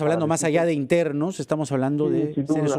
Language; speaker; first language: Spanish; native; Spanish